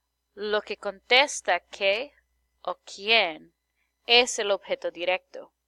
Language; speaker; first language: Spanish; non-native, fluent; English